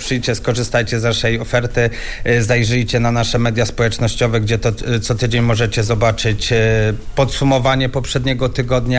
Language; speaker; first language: Polish; native; Polish